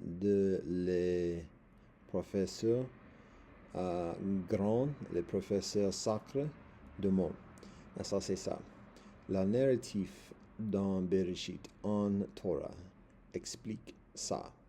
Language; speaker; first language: French; non-native, learner; English